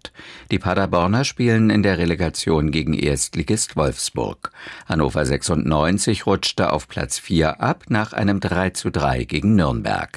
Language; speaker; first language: German; native; German